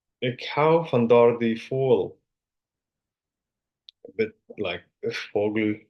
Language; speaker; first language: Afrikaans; non-native, learner; Finnish